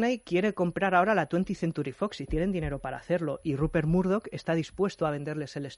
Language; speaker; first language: Spanish; native; Spanish